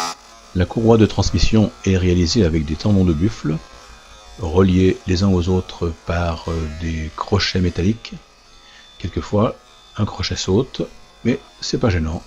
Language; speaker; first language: French; native; French